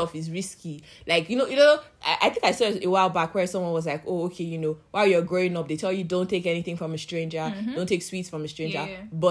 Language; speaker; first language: English; non-native, local second language; Yoruba